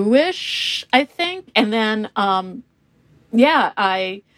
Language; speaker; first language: English; native; English